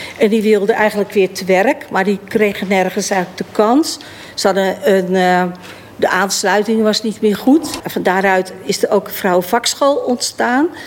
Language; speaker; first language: Dutch; native; Dutch